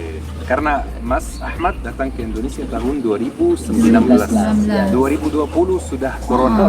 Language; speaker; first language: Indonesian; non-native, fluent; Arabic